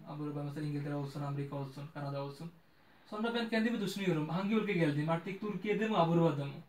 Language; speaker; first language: Turkish; non-native, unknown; Bangla